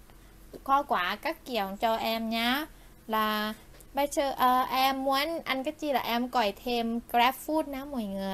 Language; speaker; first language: Vietnamese; non-native, learner; Thai